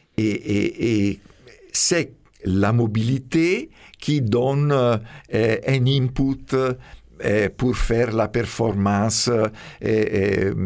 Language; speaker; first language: French; non-native, fluent; Italian